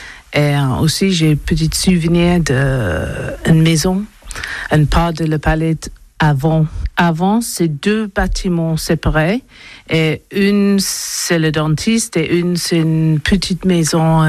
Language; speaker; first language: French; non-native, learner; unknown